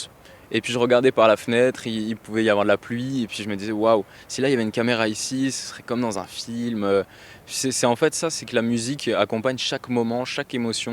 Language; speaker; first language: French; native; French